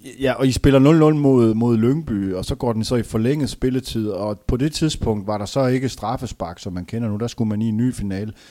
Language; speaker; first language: Danish; native; Danish